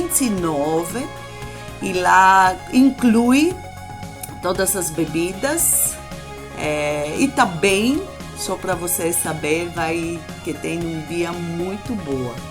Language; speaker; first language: Portuguese; non-native, fluent; Greek